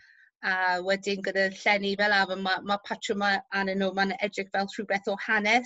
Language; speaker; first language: Welsh; non-native, local second language; English